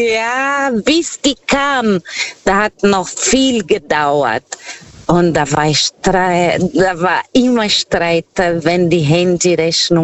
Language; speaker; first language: German; non-native, fluent; Portuguese